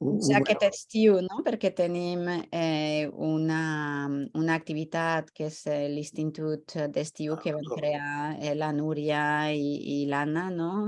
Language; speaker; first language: Catalan; non-native, fluent; French